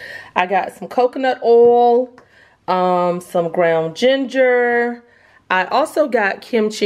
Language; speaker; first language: English; native; English